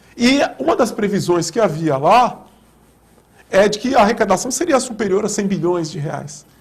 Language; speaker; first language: Portuguese; native; Portuguese